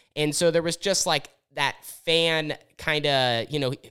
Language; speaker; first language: English; native; English